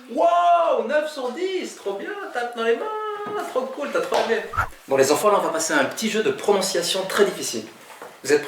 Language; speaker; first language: French; native; French